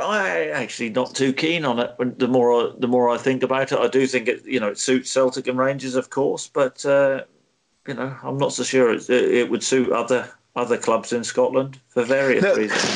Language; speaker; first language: English; native; English